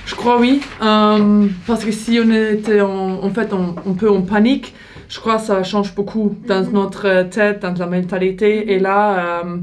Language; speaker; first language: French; non-native, learner; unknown